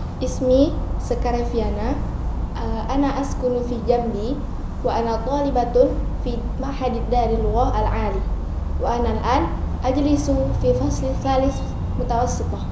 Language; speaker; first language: Arabic; non-native, learner; Indonesian